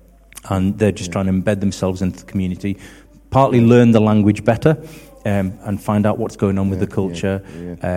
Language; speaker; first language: English; native; English